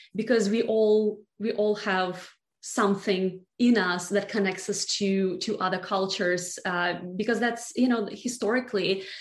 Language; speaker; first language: English; non-native, fluent; Russian